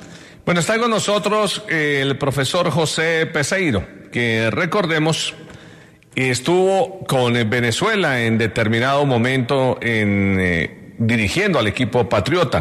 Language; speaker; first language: Spanish; native; Spanish